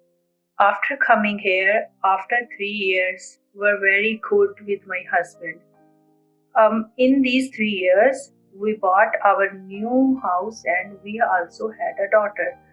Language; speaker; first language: English; non-native, learner; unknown